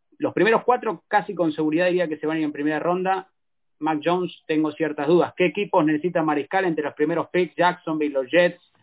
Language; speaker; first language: Spanish; native; Spanish